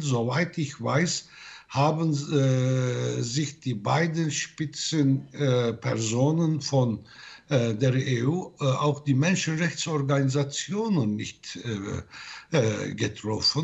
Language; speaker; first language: German; non-native, fluent; Turkish